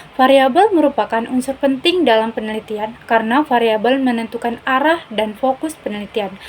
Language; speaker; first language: Indonesian; native; Indonesian